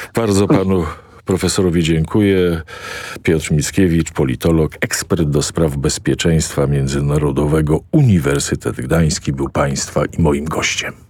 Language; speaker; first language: Polish; native; Polish